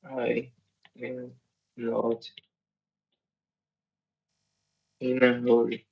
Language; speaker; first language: English; non-native, learner; Portuguese